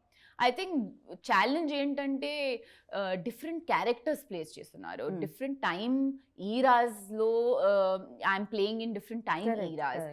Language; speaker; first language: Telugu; non-native, learner; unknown